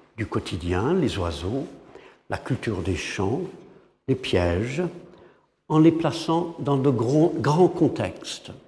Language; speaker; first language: French; non-native, fluent; English